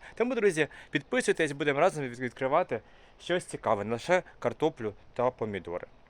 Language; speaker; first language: Ukrainian; native; Ukrainian